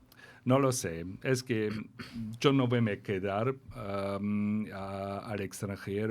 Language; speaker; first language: Spanish; non-native, fluent; German